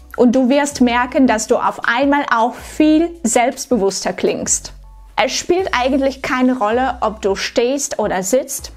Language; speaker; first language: German; non-native, fluent; Russian